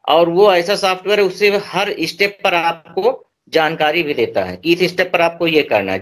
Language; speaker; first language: Hindi; native; Hindi